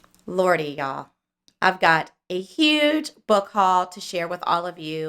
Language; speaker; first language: English; native; English